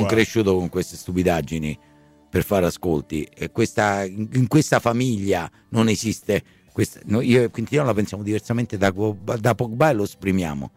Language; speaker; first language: Italian; native; Italian